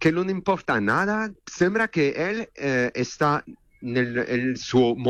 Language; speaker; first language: Spanish; non-native, learner; French